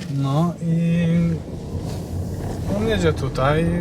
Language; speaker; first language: Polish; non-native, learner; Turkish